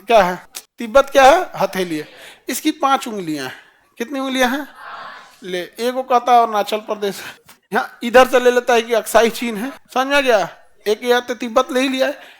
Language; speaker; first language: Hindi; native; Hindi